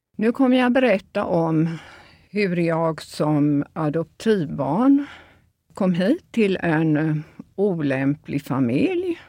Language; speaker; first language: Swedish; early bilingual, other home language; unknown